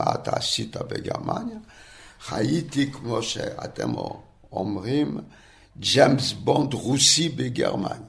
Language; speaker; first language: Hebrew; non-native, fluent; French